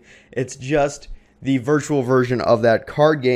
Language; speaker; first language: English; native; English